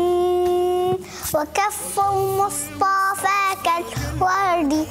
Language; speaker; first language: Arabic; native; Arabic